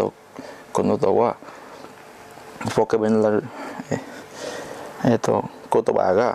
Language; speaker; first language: Japanese; non-native, learner; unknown